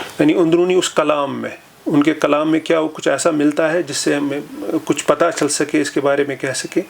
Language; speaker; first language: Urdu; non-native, local second language; Kashmiri